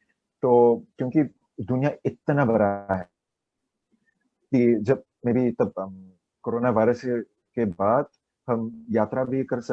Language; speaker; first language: Hindi; non-native, learner; Chinese